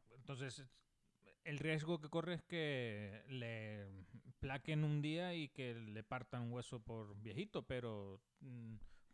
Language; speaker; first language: Spanish; native; Spanish